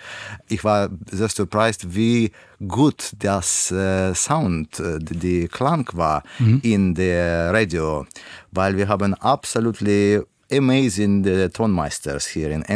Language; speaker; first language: German; non-native, learner; Russian